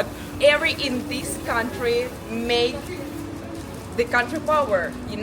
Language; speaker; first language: English; non-native, learner; Ukrainian